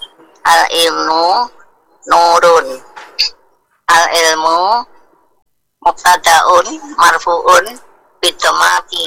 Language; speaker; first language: Arabic; non-native, learner; Indonesian